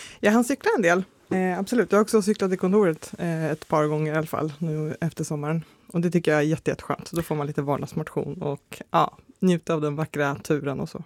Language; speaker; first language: Swedish; native; Swedish